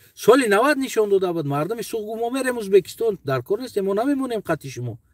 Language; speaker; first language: Tajik; non-native, local second language; Uzbek